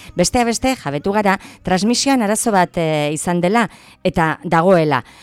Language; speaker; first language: Basque; native; Basque